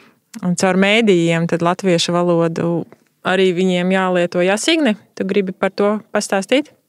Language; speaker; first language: Latvian; native; Latvian